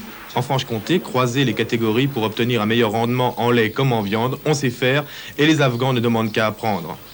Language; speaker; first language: French; native; French